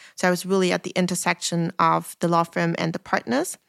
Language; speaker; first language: English; non-native, fluent; German